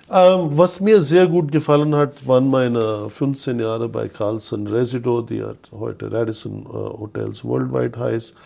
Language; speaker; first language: German; non-native, fluent; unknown